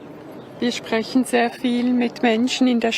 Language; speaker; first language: German; non-native, learner; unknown